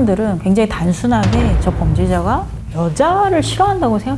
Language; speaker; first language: Korean; native; Korean